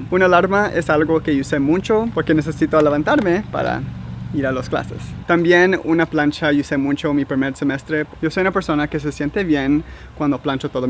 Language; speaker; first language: Spanish; early bilingual, heritage; Spanish